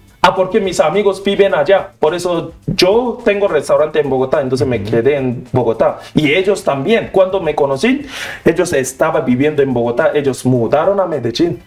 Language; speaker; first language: Spanish; non-native, learner; Korean